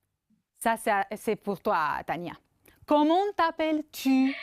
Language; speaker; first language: French; non-native, fluent; Romanian